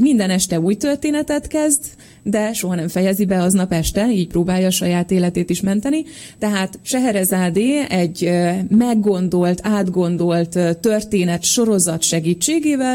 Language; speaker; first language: Hungarian; native; Hungarian